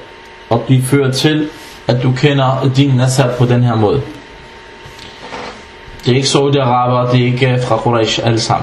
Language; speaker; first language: Danish; non-native, fluent; Arabic